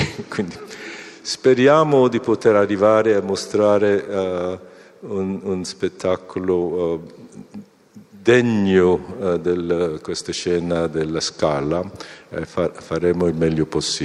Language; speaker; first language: Italian; non-native, fluent; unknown